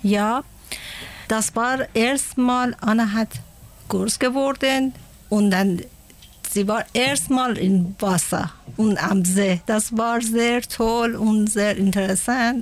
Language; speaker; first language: German; non-native, learner; Persian